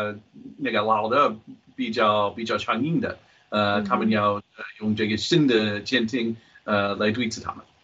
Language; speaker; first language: Chinese; non-native, fluent; English